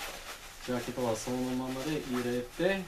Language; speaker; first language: Japanese; non-native, fluent; English